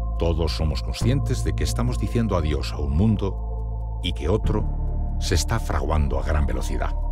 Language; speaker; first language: Spanish; native; Spanish